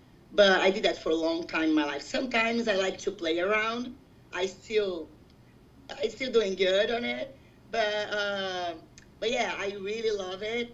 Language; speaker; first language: English; non-native, fluent; Portuguese